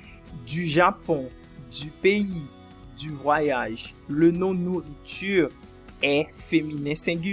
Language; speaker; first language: French; non-native, fluent; Portuguese